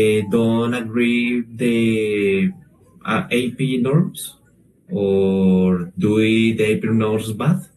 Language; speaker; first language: English; non-native, learner; Spanish